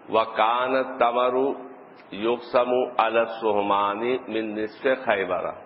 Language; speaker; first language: Urdu; native; Urdu